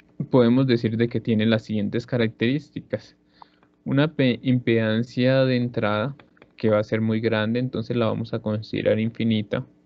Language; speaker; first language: Spanish; native; Spanish